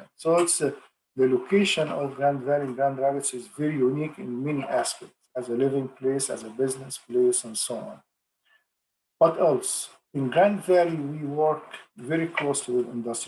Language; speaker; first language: English; non-native, fluent; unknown